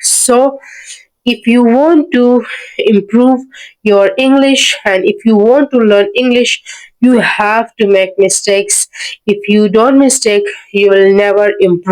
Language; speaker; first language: English; non-native, learner; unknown